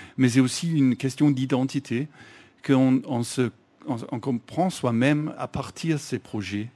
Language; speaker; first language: French; non-native, fluent; Danish